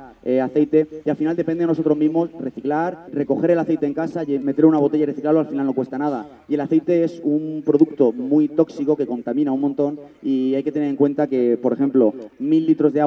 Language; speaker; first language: Spanish; native; Spanish